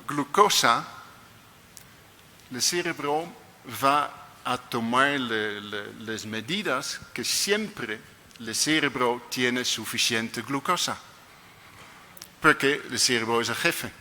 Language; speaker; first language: Spanish; non-native, learner; Dutch